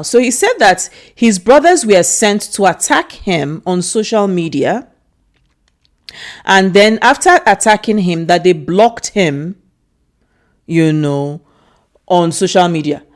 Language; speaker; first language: English; non-native, local second language; Igbo